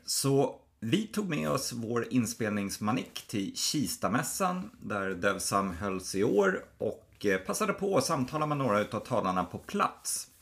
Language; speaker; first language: Swedish; native; Swedish